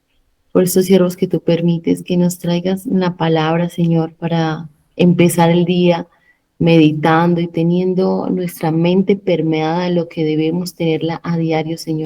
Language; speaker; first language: Spanish; native; Spanish